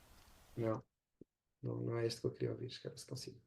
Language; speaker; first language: Portuguese; native; Portuguese